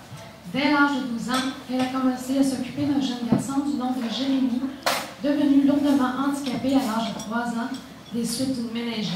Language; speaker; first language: French; native; French